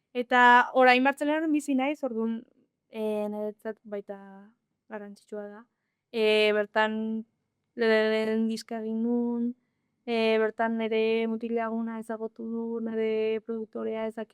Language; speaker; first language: Basque; non-native, local second language; Spanish